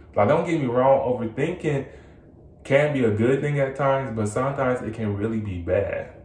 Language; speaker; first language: English; native; English